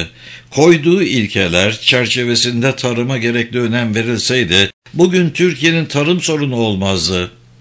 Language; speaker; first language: Turkish; native; Turkish